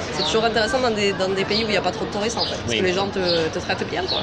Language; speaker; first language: French; native; French